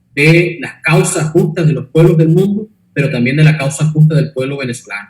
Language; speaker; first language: Spanish; native; Spanish